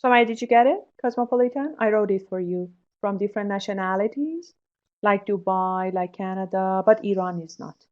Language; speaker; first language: English; non-native, fluent; Persian